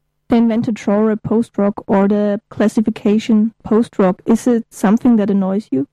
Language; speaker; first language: English; non-native, fluent; German